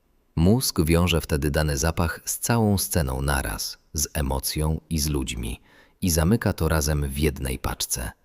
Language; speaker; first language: Polish; native; Polish